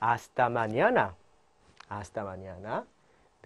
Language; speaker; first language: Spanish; non-native, fluent; Korean